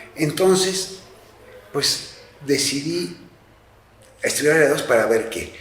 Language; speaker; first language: Spanish; native; Spanish